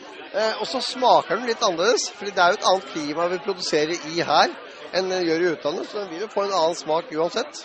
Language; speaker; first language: Norwegian; native; Norwegian